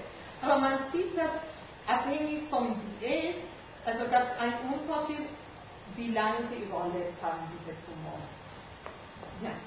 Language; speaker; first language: German; non-native, fluent; Spanish